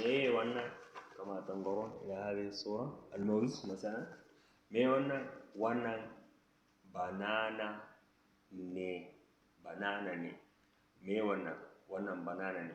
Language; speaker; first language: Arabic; non-native, fluent; Hausa